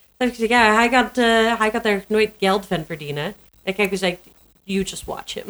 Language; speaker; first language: Dutch; non-native, learner; English